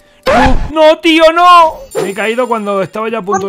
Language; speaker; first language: Spanish; native; Spanish